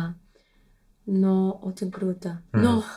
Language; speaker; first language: Russian; non-native, learner; English